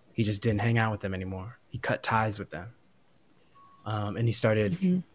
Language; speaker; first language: English; native; English